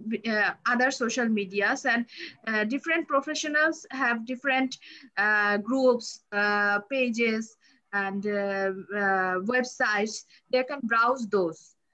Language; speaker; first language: English; non-native, learner; Bangla